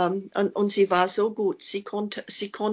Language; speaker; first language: German; non-native, fluent; English